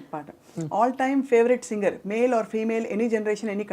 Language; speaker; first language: Telugu; native; Telugu